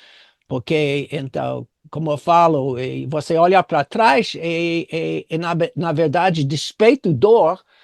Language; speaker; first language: Portuguese; non-native, fluent; English